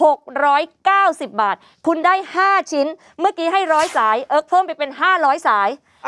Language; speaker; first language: Thai; native; Thai